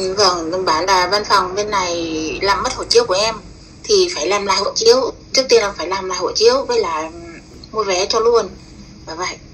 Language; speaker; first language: Vietnamese; non-native, local second language; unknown